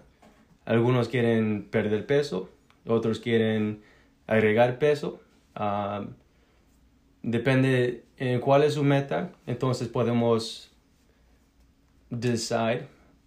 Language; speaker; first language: Spanish; early bilingual, heritage; Spanish